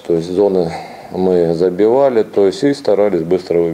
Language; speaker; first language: Russian; native; Russian